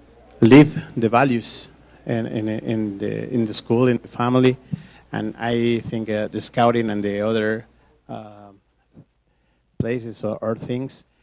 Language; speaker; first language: English; non-native, learner; Spanish